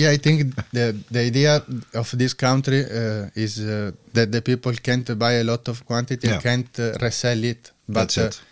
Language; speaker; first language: English; non-native, learner; Italian